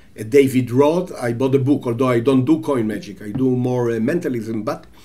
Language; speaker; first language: English; non-native, fluent; Hebrew